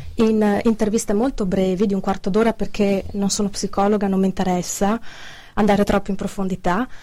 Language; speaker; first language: Italian; native; Italian